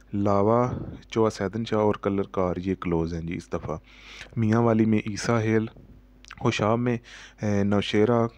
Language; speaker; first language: Urdu; native; Urdu